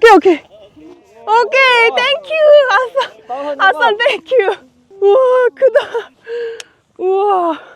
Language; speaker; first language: Korean; native; Korean